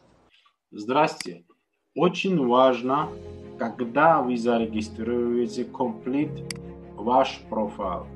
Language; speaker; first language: Russian; non-native, learner; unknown